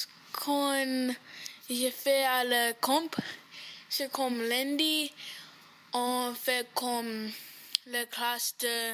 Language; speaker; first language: French; non-native, learner; English